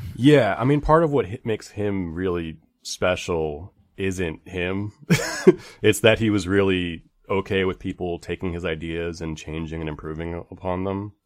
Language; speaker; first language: English; native; English